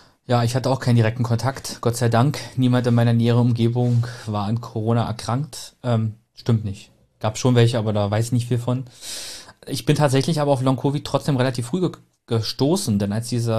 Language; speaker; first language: German; native; German